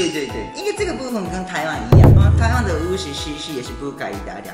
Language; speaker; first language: Chinese; non-native, fluent; Japanese